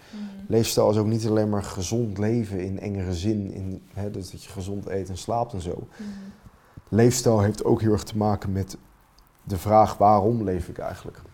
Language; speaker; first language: Dutch; non-native, fluent; Finnish